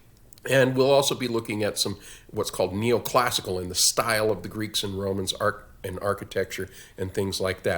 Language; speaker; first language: English; native; English